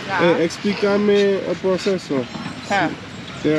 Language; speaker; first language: Spanish; non-native, learner; English